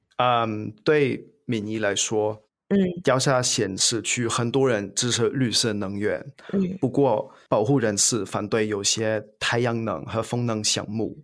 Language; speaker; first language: Chinese; non-native, fluent; English